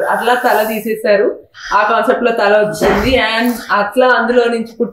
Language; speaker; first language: Telugu; native; Telugu